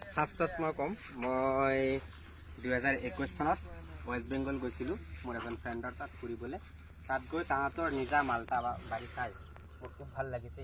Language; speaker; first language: Assamese; non-native, local second language; Bangla